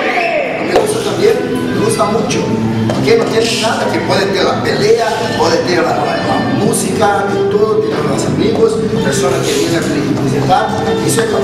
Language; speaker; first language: Spanish; non-native, learner; Portuguese